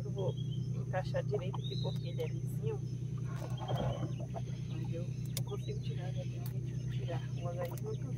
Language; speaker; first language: Portuguese; native; Portuguese